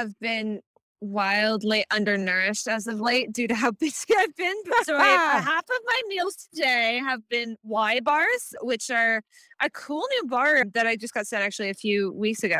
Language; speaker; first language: English; native; English